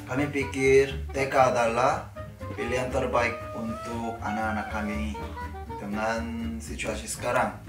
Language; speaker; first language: Indonesian; non-native, fluent; Korean